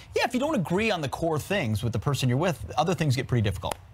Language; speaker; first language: English; native; English